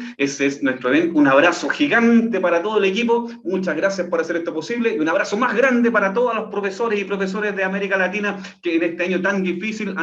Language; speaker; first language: Spanish; native; Spanish